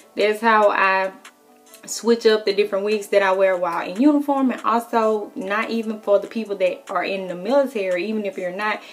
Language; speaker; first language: English; native; English